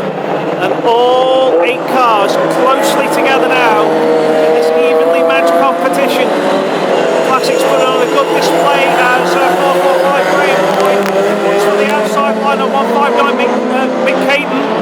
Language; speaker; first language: English; native; English